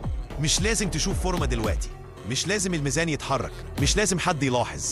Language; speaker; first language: Arabic; native; Arabic